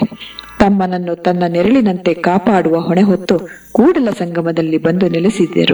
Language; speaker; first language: Kannada; native; Kannada